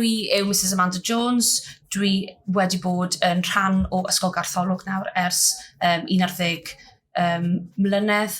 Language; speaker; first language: Welsh; native; Welsh